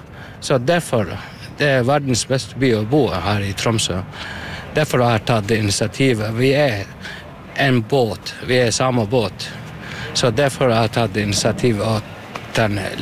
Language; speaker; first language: Norwegian; non-native, learner; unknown